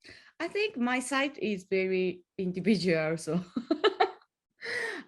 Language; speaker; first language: English; non-native, learner; Japanese